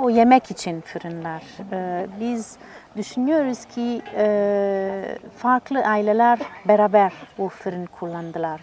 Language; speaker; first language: Turkish; non-native, learner; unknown